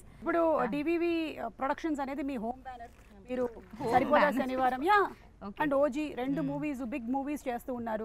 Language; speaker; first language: Telugu; native; Telugu